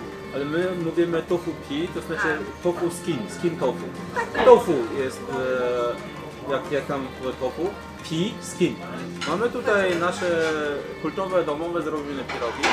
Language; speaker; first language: Polish; non-native, fluent; Chinese